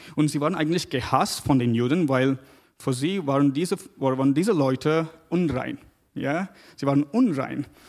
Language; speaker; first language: German; non-native, fluent; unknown